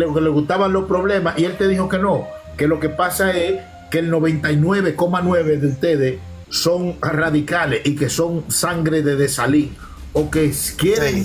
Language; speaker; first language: Spanish; native; Spanish